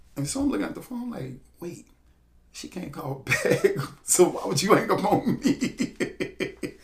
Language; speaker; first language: English; native; English